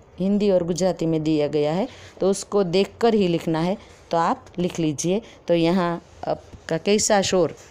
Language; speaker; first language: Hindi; non-native, local second language; Gujarati